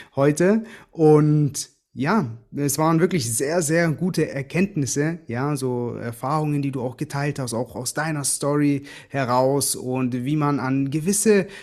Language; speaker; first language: German; early bilingual, other home language; Greek